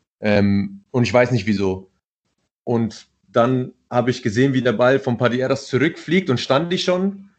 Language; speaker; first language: German; early bilingual, other home language; Italian